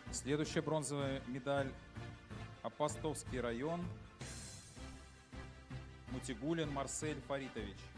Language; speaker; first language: Russian; native; Russian